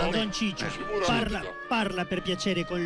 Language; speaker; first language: Italian; non-native, learner; Spanish